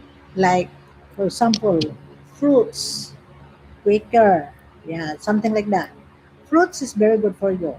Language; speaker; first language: English; non-native, local second language; Filipino